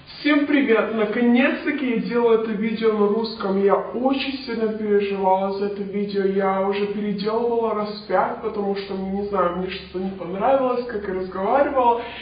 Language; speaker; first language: Russian; native; Russian